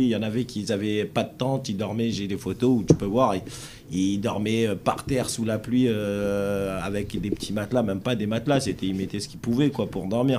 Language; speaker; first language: French; native; French